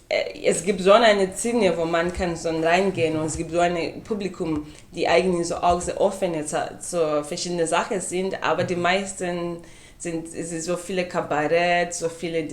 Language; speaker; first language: German; non-native, fluent; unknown